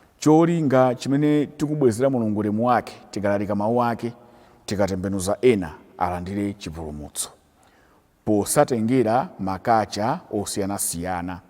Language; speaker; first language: Nyanja; native; Nyanja